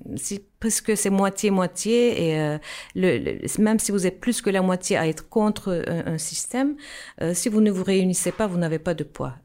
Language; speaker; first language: French; non-native, fluent; Turkish